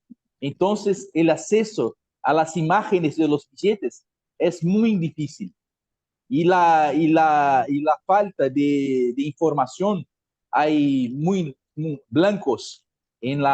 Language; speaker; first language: Spanish; non-native, fluent; Portuguese